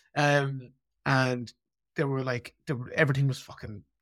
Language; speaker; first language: English; native; English